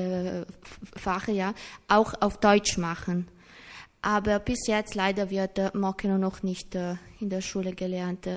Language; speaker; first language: German; non-native, learner; Italian